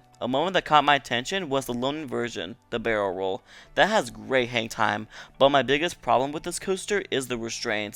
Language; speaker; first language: English; native; English